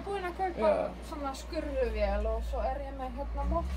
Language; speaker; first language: Icelandic; non-native, learner; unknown